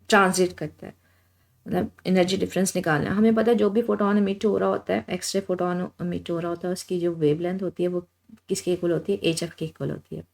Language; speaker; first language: Hindi; non-native, local second language; Punjabi